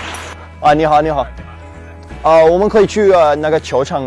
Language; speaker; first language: Chinese; non-native, learner; English